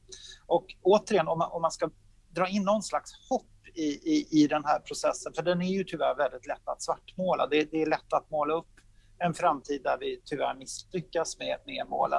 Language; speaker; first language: Swedish; native; Swedish